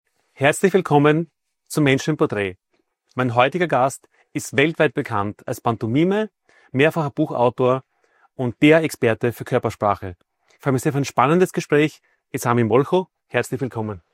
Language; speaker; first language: German; native; German